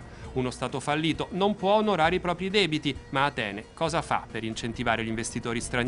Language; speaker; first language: Italian; native; Italian